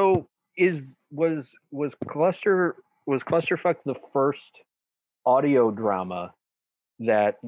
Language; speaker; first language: English; native; English